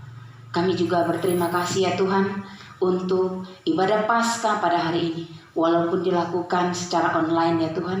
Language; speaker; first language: Indonesian; native; Indonesian